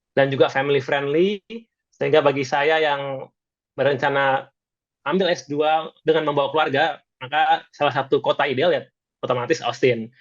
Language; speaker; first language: Indonesian; native; Indonesian